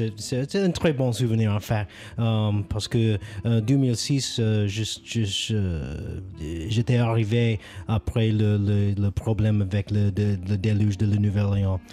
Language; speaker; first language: French; non-native, learner; English